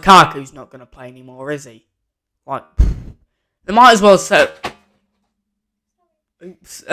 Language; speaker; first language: English; native; English